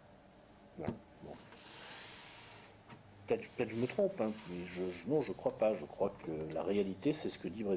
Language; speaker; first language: French; native; French